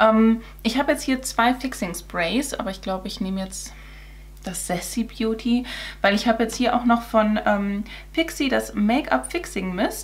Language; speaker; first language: German; native; German